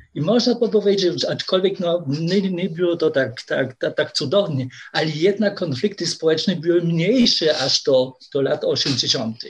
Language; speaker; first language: Polish; non-native, fluent; German